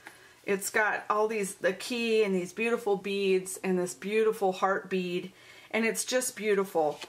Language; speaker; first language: English; native; English